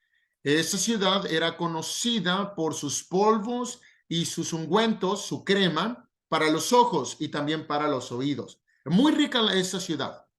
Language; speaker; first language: Spanish; native; Spanish